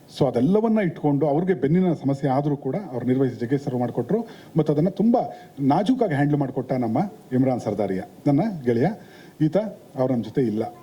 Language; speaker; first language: Kannada; native; Kannada